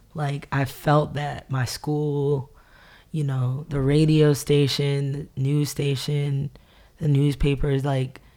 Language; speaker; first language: English; native; English